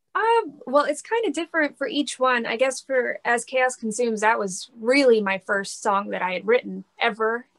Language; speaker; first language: English; native; English